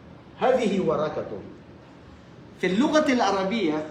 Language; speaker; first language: Arabic; non-native, fluent; Filipino